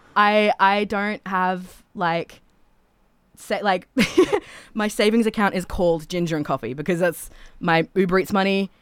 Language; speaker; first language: English; native; English